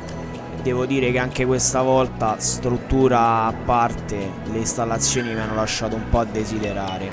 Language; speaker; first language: Italian; native; Italian